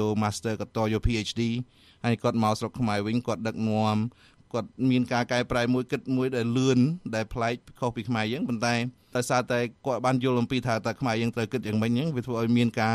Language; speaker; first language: Khmer; native; Khmer